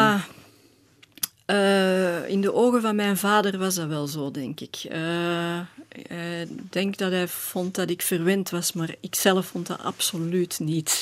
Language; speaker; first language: Dutch; native; Dutch